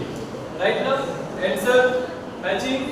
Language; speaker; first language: English; non-native, local second language; Hindi